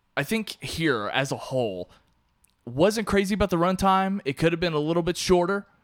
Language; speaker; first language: English; native; English